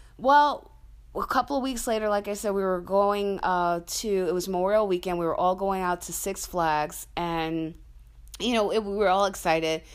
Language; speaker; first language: English; native; English